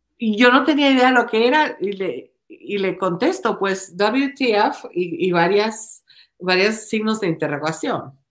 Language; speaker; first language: Spanish; native; Spanish